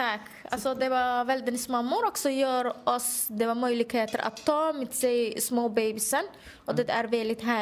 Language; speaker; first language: Swedish; non-native, learner; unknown